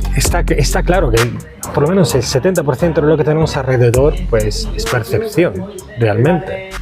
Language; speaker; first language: Spanish; non-native, fluent; Italian